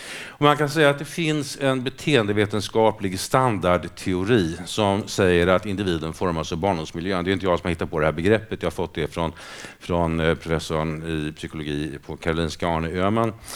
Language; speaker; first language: Swedish; native; Swedish